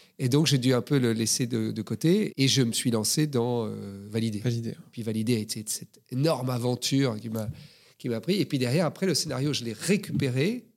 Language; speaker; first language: French; native; French